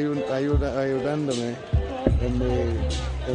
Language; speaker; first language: Spanish; non-native, fluent; English